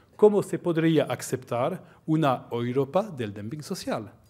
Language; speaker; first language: Spanish; non-native, fluent; French